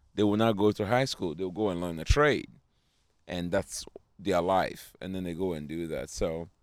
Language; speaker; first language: English; non-native, local second language; Akan